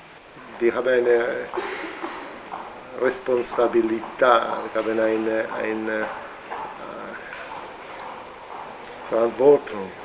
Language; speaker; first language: German; non-native, learner; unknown